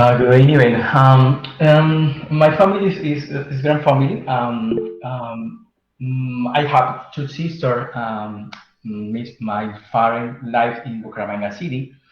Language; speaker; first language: English; non-native, learner; Spanish